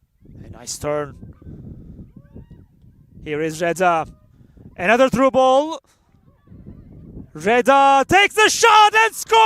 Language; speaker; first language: English; non-native, fluent; Turkish